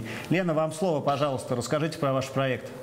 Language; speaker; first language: Russian; native; Russian